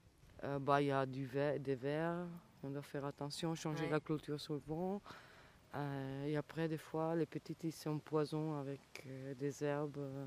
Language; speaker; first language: French; non-native, fluent; Italian